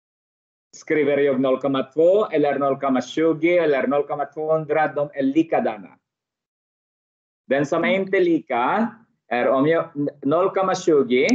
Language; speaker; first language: Swedish; non-native, fluent; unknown